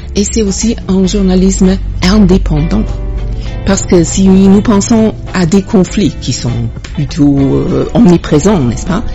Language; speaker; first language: French; non-native, fluent; German